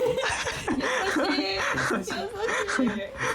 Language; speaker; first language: Japanese; non-native, fluent; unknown